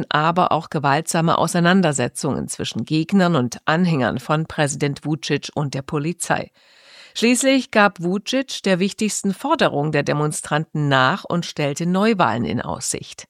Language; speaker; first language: German; native; German